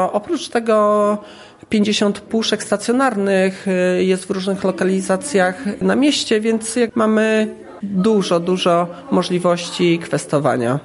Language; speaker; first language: Polish; native; Polish